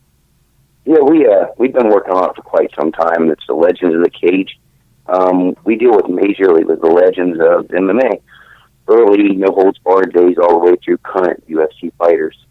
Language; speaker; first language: English; native; English